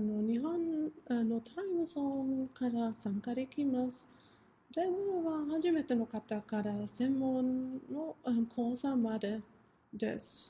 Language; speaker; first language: Japanese; non-native, fluent; German